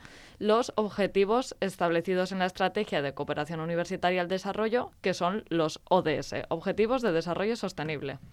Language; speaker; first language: Spanish; native; Spanish